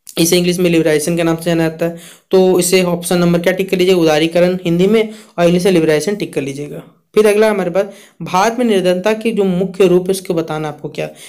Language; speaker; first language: Hindi; native; Hindi